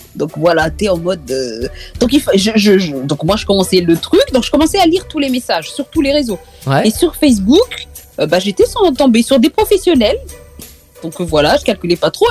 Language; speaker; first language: French; non-native, local second language; Malagasy